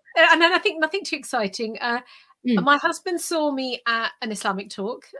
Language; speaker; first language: English; early bilingual, other home language; Urdu